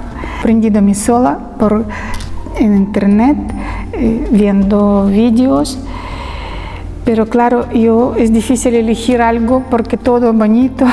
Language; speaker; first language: Spanish; non-native, learner; Russian